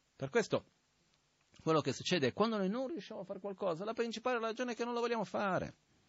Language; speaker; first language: Italian; non-native, fluent; Portuguese